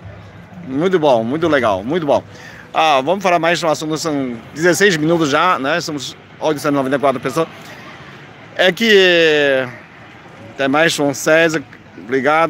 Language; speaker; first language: Portuguese; non-native, fluent; Chinese